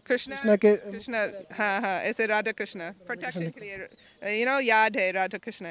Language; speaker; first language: Hindi; non-native, learner; English